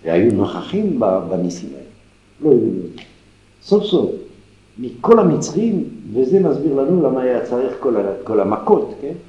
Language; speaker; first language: Hebrew; non-native, fluent; French